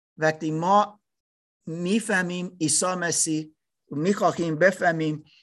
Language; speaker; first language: Persian; non-native, learner; German